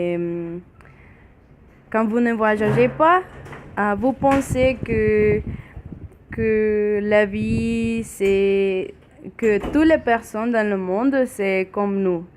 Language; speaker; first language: French; non-native, learner; Spanish